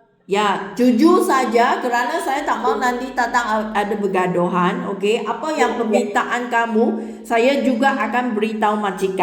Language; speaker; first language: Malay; non-native, local second language; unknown